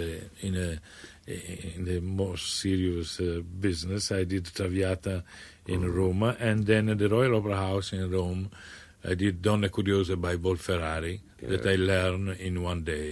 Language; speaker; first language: English; non-native, fluent; Italian